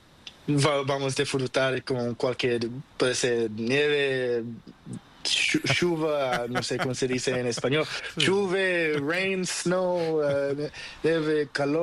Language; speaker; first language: Spanish; non-native, learner; Portuguese